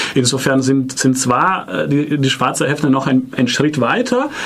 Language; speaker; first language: German; non-native, fluent; Italian